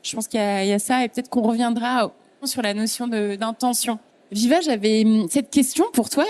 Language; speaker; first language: French; native; French